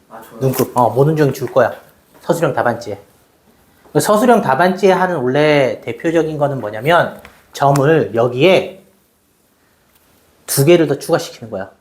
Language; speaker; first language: Korean; native; Korean